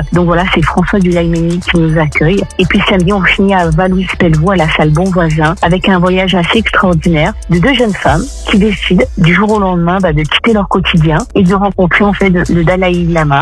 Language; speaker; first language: French; native; French